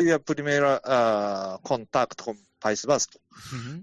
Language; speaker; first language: Spanish; non-native, learner; Japanese